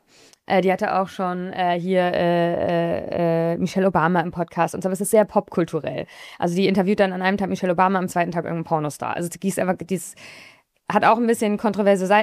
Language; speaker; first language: German; native; German